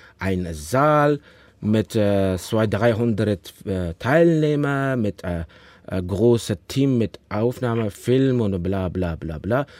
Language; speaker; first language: German; non-native, learner; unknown